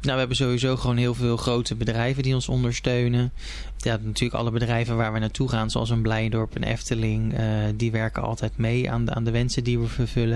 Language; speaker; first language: Dutch; native; Dutch